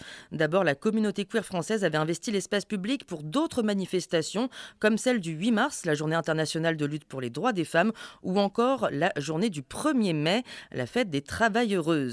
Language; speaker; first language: French; native; French